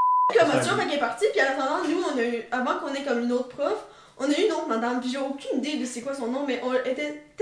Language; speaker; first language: French; native; French